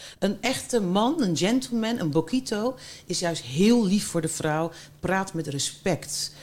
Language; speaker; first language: Dutch; early bilingual, other home language; Turkish